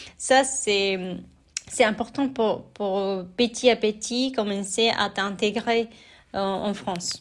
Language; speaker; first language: French; non-native, fluent; Spanish